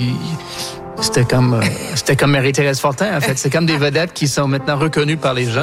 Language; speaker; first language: French; non-native, local second language; English